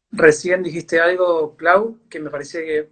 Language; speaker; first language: Spanish; native; Spanish